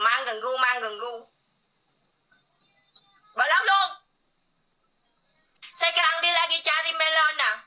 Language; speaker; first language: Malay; non-native, learner; Vietnamese